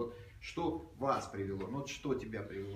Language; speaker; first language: Russian; native; Russian